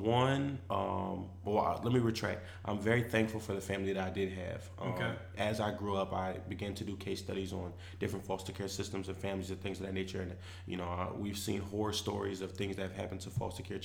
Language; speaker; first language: English; native; English